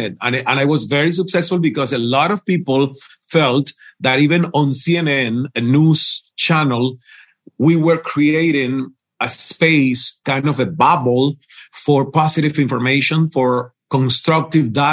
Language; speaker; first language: English; non-native, fluent; Spanish